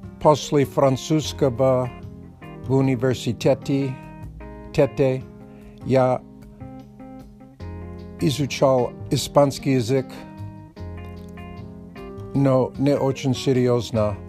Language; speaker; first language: Russian; non-native, learner; English